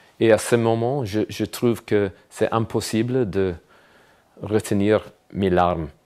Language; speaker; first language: French; non-native, fluent; English